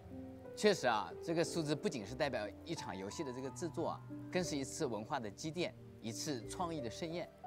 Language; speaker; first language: Chinese; native; Chinese